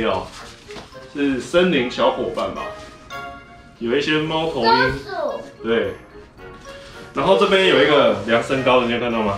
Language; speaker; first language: Chinese; native; Chinese